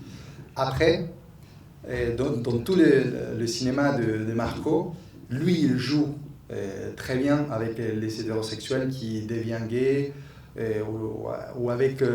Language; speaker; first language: French; non-native, fluent; Spanish